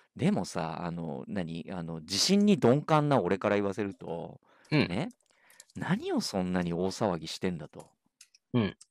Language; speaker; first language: Japanese; native; Japanese